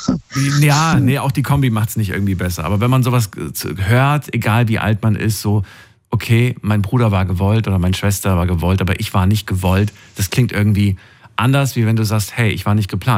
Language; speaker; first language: German; native; German